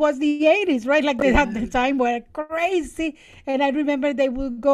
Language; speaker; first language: English; non-native, fluent; Spanish